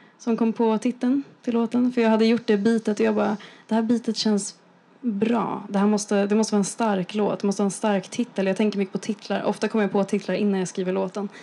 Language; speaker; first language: Swedish; native; Swedish